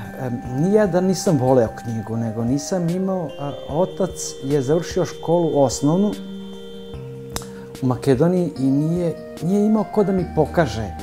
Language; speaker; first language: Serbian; early bilingual, other home language; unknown